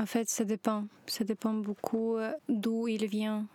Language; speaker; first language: French; non-native, learner; Ukrainian